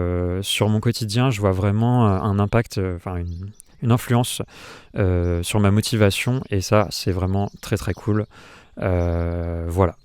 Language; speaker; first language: French; native; French